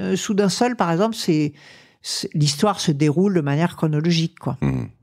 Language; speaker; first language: French; native; French